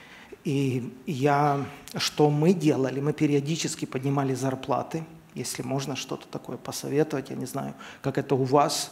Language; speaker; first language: Russian; native; Russian